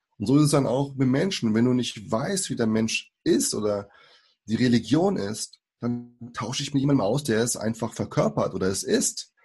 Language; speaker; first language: German; early bilingual, other home language; Portuguese